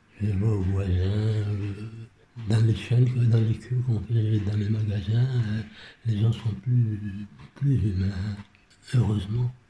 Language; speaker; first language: French; non-native, local second language; Arabic